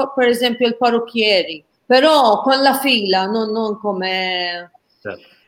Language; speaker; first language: Italian; non-native, fluent; Maltese